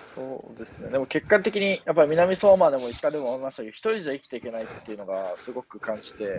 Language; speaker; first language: Japanese; native; Japanese